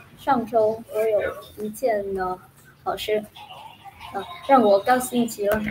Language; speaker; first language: Chinese; non-native, learner; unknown